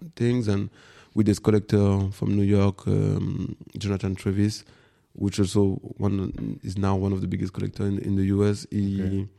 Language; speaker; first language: English; non-native, fluent; French